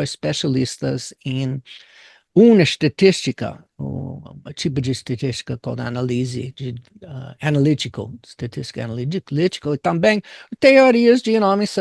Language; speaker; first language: Portuguese; non-native, fluent; English